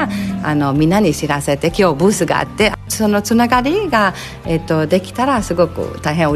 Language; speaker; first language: Japanese; non-native, fluent; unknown